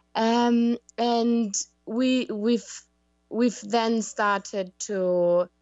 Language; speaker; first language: English; non-native, fluent; German